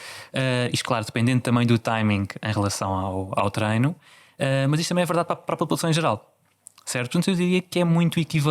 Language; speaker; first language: Portuguese; native; Portuguese